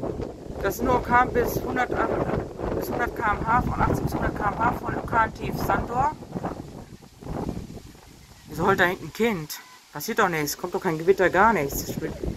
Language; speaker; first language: German; native; German